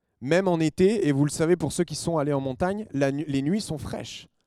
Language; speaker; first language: French; native; French